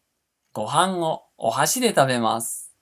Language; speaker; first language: Japanese; non-native, fluent; Portuguese